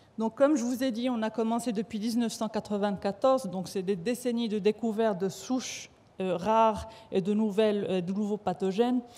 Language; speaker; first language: French; non-native, local second language; Arabic